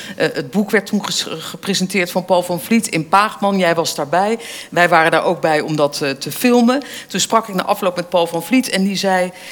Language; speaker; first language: Dutch; native; Dutch